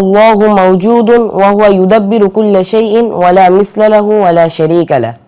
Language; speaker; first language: Arabic; non-native, learner; Bangla